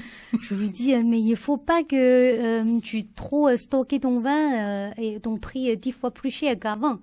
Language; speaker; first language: French; non-native, learner; Chinese